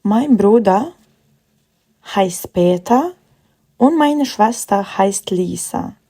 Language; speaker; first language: German; non-native, fluent; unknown